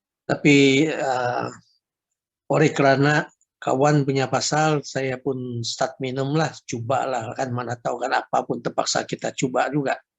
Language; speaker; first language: Indonesian; non-native, local second language; Chinese